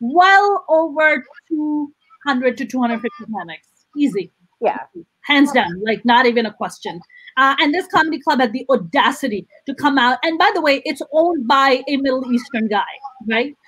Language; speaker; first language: English; non-native, local second language; Urdu